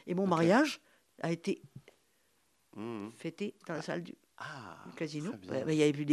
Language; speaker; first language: French; native; French